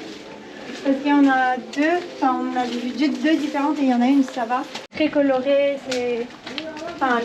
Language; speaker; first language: French; native; French